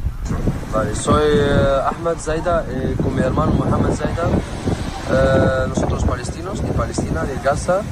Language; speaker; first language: Spanish; non-native, learner; Arabic